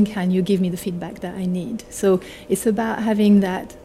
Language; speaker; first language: English; non-native, fluent; French